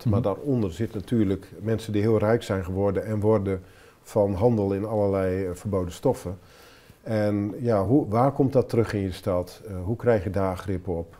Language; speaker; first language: Dutch; native; Dutch